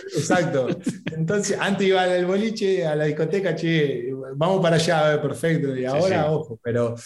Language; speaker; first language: Spanish; native; Spanish